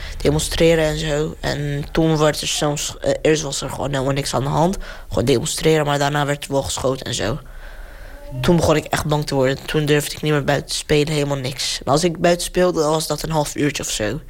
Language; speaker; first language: Dutch; early bilingual, other home language; Arabic